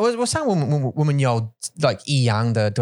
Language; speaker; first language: Chinese; non-native, learner; English